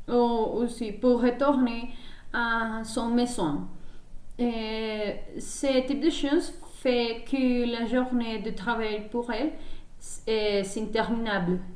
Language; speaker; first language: French; non-native, learner; Spanish